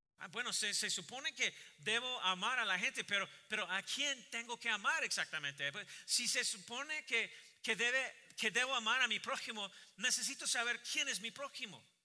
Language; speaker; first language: Spanish; non-native, fluent; English